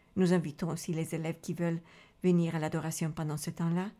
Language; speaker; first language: French; non-native, fluent; Spanish